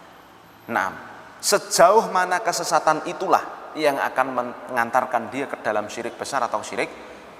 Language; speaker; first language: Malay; non-native, local second language; Javanese